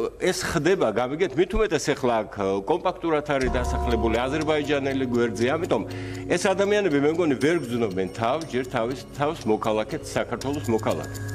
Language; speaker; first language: Georgian; early bilingual, heritage; Georgian